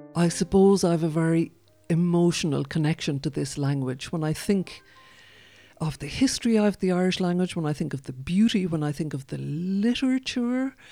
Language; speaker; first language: English; non-native, local second language; Irish